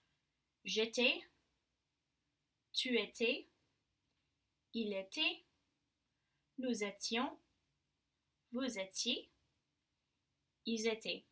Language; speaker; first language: French; non-native, learner; English